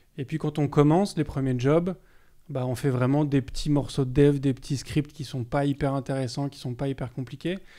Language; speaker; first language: French; native; French